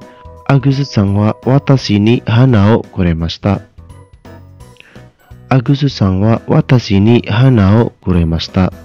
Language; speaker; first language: Japanese; non-native, fluent; Indonesian